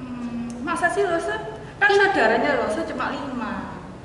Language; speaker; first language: Indonesian; native; Indonesian